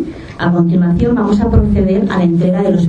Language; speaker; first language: Spanish; native; Spanish